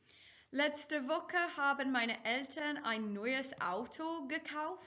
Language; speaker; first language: German; non-native, fluent; English